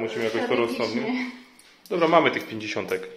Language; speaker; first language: Polish; native; Polish